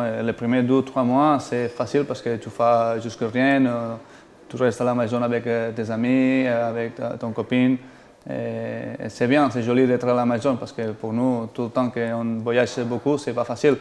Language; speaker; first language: French; non-native, fluent; Spanish